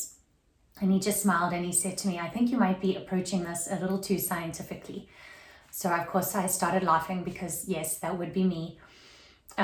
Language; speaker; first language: English; native; English